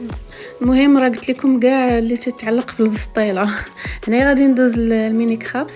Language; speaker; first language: Arabic; native; Arabic